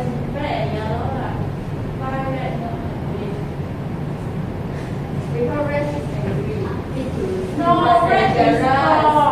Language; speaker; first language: English; non-native, learner; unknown